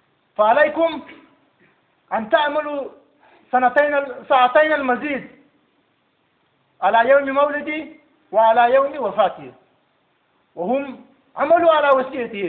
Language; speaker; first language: Arabic; non-native, learner; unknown